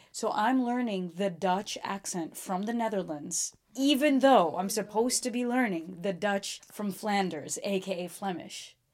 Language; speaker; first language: English; early bilingual, other home language; Portuguese